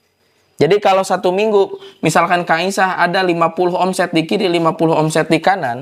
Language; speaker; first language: Indonesian; native; Indonesian